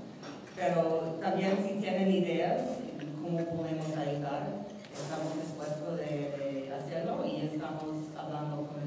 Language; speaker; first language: Spanish; non-native, fluent; English